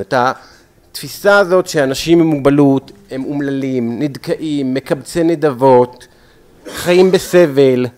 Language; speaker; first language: Hebrew; native; Hebrew